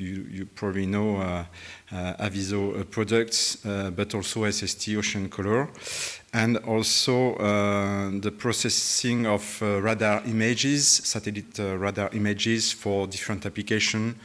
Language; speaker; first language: English; non-native, fluent; French